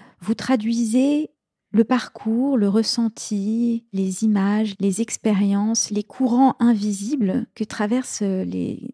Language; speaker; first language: French; native; French